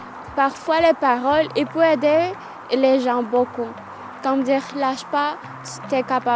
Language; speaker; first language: French; non-native, fluent; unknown